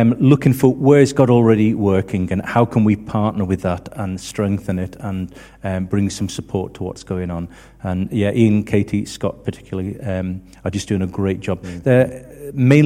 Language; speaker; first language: English; native; English